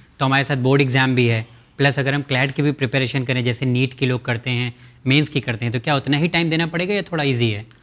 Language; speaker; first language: Hindi; native; Hindi